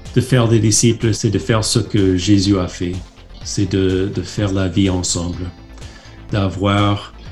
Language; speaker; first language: French; non-native, fluent; English